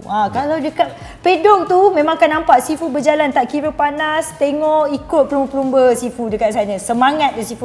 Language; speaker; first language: Malay; native; Malay